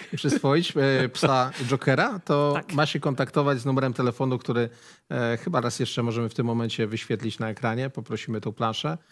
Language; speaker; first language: Polish; native; Polish